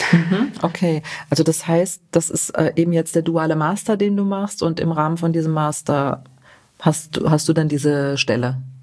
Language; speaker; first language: German; native; German